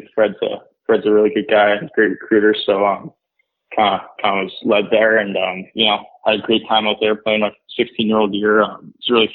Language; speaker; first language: English; native; English